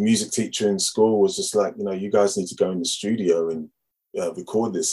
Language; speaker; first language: English; native; English